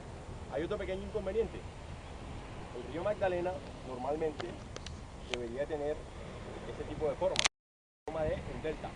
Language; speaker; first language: Spanish; native; Spanish